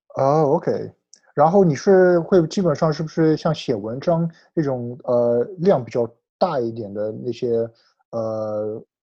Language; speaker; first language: Chinese; early bilingual, heritage; Chinese